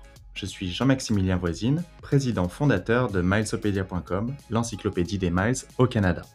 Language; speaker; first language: French; native; French